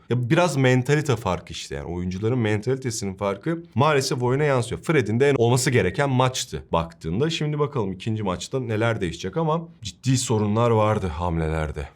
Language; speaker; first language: Turkish; native; Turkish